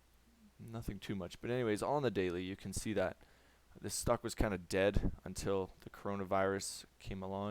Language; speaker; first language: English; native; English